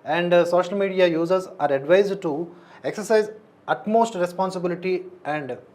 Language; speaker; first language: English; non-native, local second language; Telugu